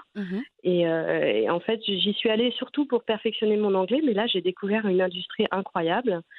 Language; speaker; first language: French; native; French